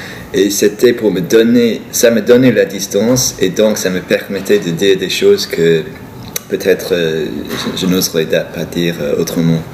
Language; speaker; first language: French; non-native, fluent; English